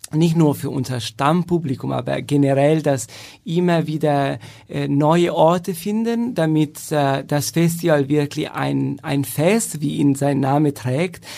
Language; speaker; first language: German; non-native, fluent; Italian